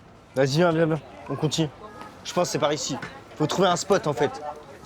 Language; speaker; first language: French; native; French